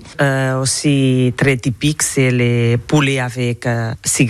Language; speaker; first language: French; non-native, local second language; Catalan